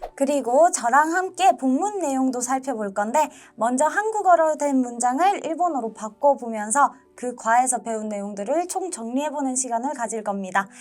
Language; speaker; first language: Korean; native; Korean